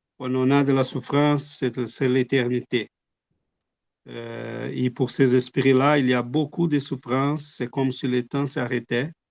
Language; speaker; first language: French; non-native, fluent; Portuguese